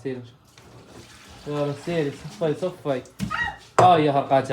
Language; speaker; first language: Arabic; native; Arabic